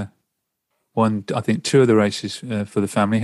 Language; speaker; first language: English; native; English